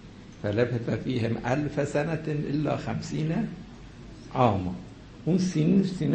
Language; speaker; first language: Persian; native; Persian